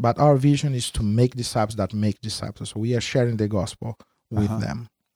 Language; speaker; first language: English; non-native, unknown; Spanish